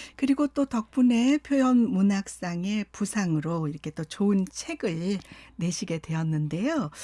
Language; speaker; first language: Korean; native; Korean